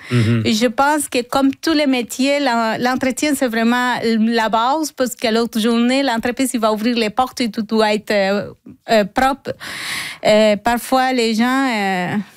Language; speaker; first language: French; non-native, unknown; Spanish